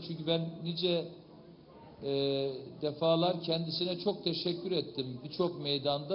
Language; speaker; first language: Turkish; native; Turkish